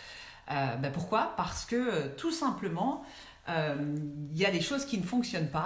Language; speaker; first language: French; native; French